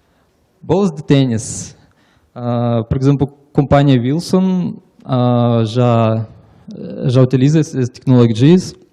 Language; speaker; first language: Portuguese; non-native, learner; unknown